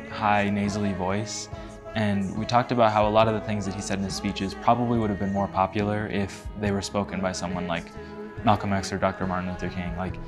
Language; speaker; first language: English; native; English